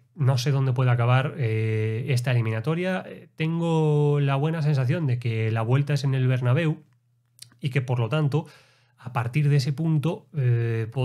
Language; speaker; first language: Spanish; native; Spanish